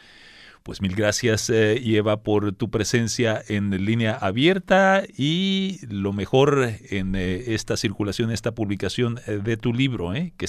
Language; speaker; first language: Spanish; native; Spanish